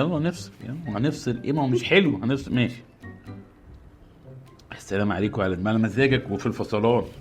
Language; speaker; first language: Arabic; native; Arabic